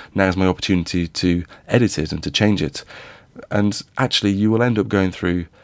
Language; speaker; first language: English; native; English